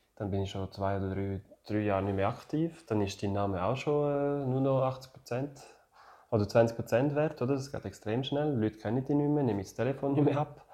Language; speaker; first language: German; non-native, fluent; French